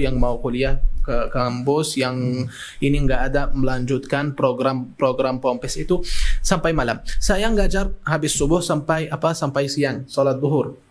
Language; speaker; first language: Indonesian; non-native, fluent; Arabic